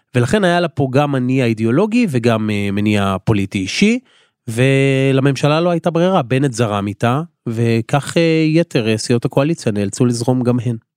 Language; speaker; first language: Hebrew; native; Hebrew